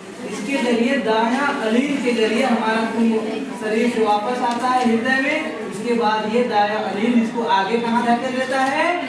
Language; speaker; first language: Hindi; native; Hindi